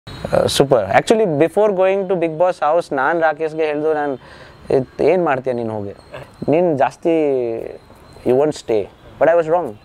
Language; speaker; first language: Kannada; non-native, learner; Nepali